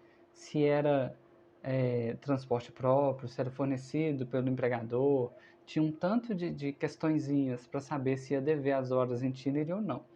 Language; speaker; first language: Portuguese; native; Portuguese